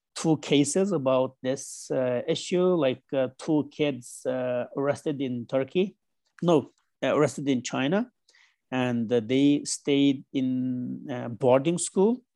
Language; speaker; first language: English; non-native, learner; Chinese